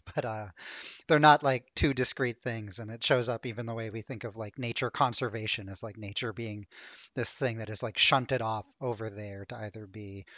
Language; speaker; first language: English; native; English